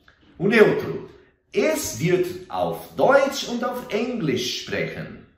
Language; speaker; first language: German; non-native, fluent; Portuguese